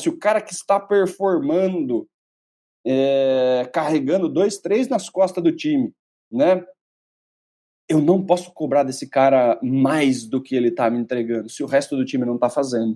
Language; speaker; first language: Portuguese; native; Portuguese